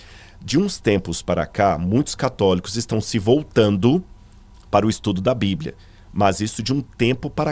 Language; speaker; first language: Portuguese; native; Portuguese